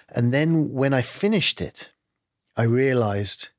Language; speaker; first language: English; native; English